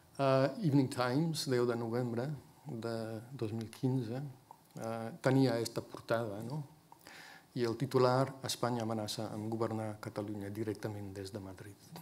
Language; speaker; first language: Catalan; non-native, fluent; English